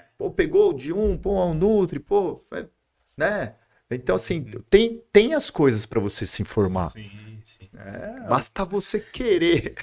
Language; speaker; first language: Portuguese; native; Portuguese